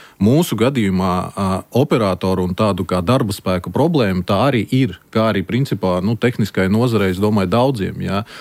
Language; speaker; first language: Latvian; non-native, local second language; Russian